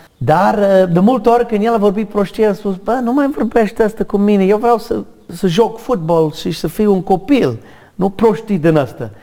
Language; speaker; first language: Romanian; non-native, learner; English